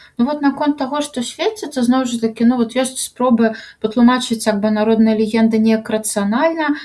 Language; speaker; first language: Belarusian; native; Belarusian